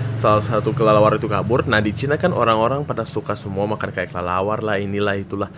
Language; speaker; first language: Indonesian; non-native, fluent; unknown